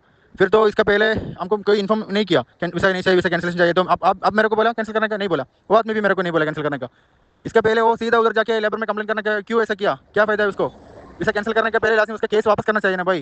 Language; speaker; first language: Hindi; non-native, learner; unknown